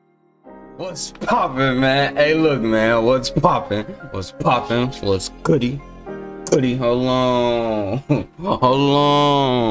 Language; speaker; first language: English; native; English